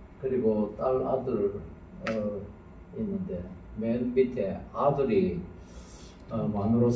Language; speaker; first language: Korean; native; Korean